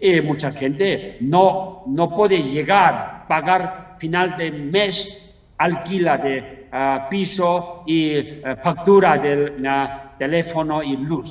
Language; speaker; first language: Spanish; non-native, learner; Tibetan